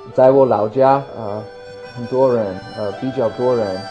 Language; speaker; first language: Chinese; non-native, learner; English